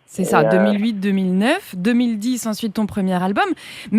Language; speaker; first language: French; native; French